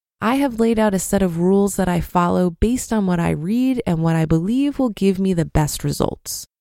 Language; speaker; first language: English; native; English